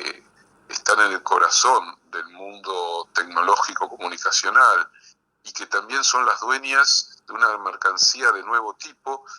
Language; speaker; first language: Spanish; native; Spanish